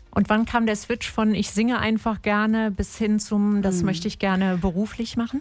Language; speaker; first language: German; native; German